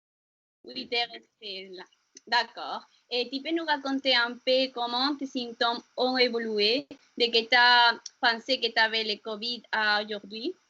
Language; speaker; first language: French; non-native, learner; Spanish